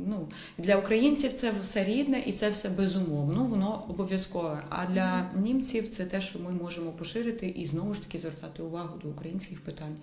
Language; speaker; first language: Ukrainian; native; Ukrainian